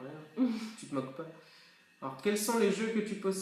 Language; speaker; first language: French; native; French